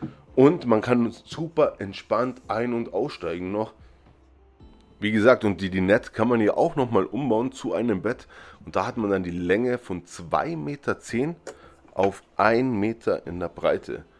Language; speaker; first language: German; native; German